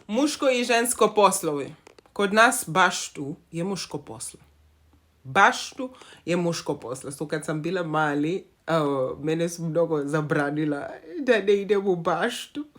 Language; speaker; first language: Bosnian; non-native, learner; Zulu